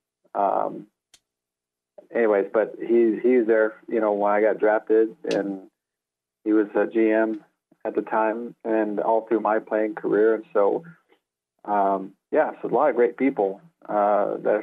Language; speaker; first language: English; native; English